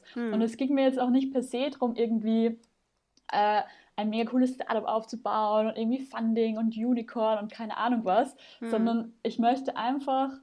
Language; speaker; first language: German; native; German